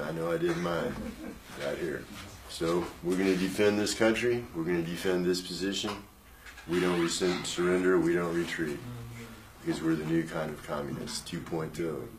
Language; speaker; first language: English; native; English